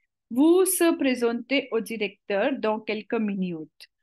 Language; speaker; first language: French; non-native, fluent; Hindi